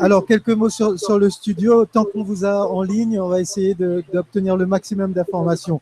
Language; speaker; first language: French; native; French